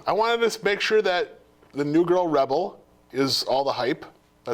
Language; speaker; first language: English; native; English